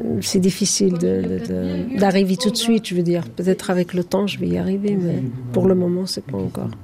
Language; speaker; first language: French; non-native, fluent; Arabic